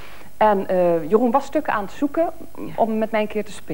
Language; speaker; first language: Dutch; native; Dutch